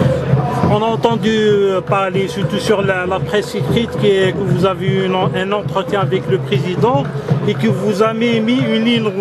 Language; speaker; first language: French; non-native, local second language; Arabic